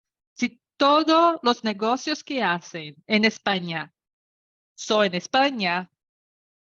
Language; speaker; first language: Spanish; non-native, learner; Portuguese